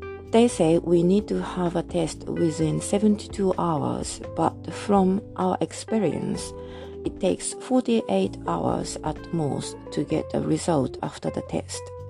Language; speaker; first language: English; non-native, fluent; Japanese